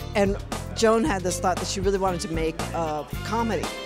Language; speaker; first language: English; native; English